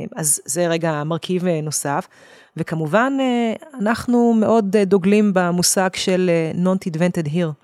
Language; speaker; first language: Hebrew; native; Hebrew